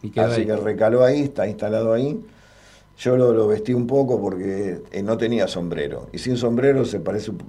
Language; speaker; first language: Spanish; native; Spanish